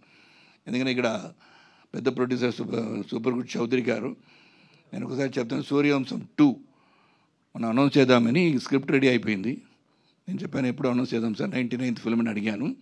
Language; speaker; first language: Telugu; non-native, local second language; Tamil